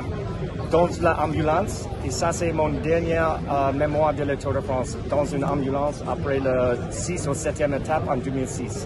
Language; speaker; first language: French; non-native, fluent; English